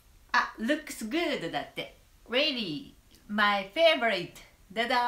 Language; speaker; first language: English; non-native, learner; Japanese